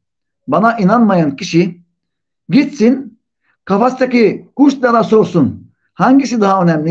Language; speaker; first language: Turkish; non-native, fluent; Arabic